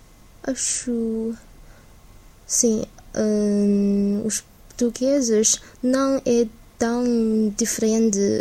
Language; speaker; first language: Portuguese; non-native, learner; Chinese